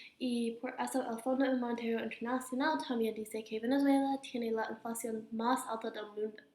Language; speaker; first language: Spanish; non-native, learner; English